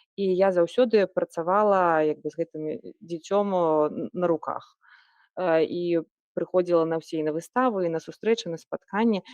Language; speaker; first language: Belarusian; non-native, local second language; Russian